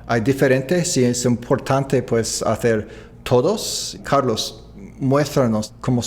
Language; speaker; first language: Spanish; non-native, fluent; English